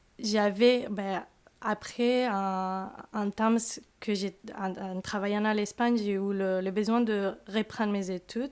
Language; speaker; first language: French; non-native, fluent; Spanish